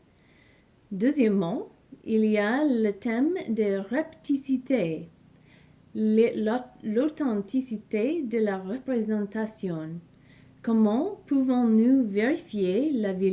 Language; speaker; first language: French; non-native, learner; English